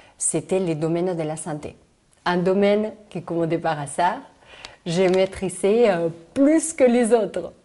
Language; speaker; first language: French; non-native, fluent; Spanish